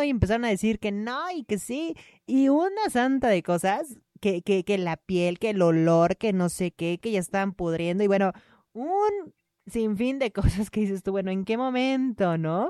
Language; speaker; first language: Spanish; native; Spanish